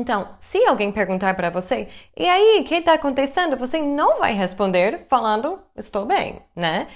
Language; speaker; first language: Portuguese; non-native, fluent; English